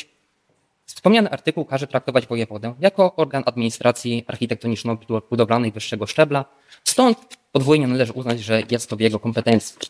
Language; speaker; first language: Polish; native; Polish